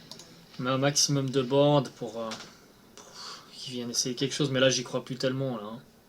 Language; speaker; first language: French; native; French